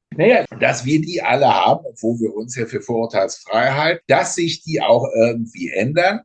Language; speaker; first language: German; native; German